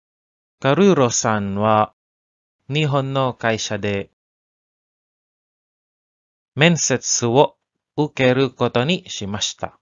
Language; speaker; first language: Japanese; non-native, learner; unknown